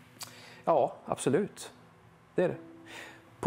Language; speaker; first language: Swedish; native; Swedish